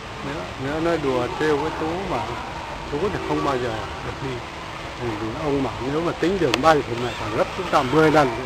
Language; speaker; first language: Vietnamese; native; Vietnamese